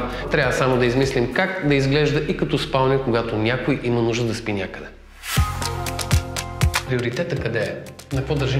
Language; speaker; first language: Bulgarian; native; Bulgarian